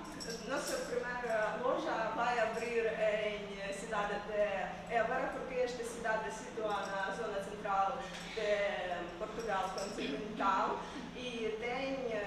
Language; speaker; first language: Portuguese; non-native, learner; Ukrainian